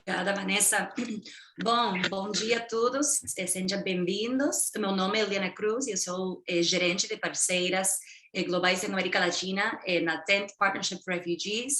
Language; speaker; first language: Portuguese; non-native, fluent; Spanish